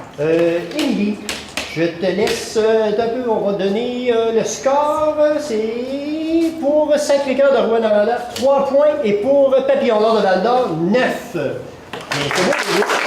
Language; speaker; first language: French; native; French